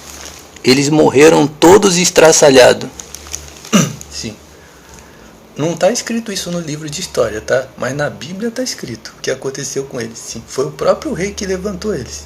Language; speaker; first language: Portuguese; native; Portuguese